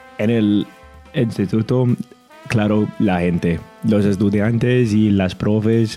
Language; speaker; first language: Spanish; non-native, learner; English